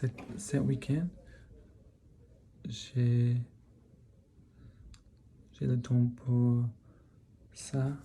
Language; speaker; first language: French; non-native, learner; English